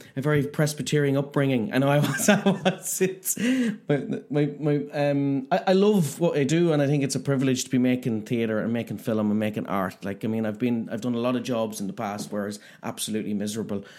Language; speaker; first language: English; native; English